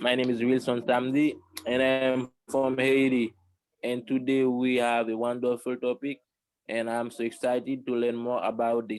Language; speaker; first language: English; non-native, learner; Haitian Creole